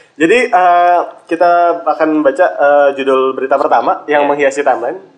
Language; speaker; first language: Indonesian; native; Indonesian